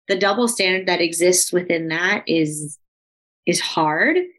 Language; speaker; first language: English; early bilingual, other home language; Spanish